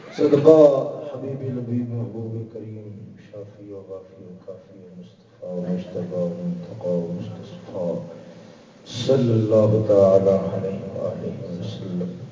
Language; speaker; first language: Urdu; non-native, local second language; Punjabi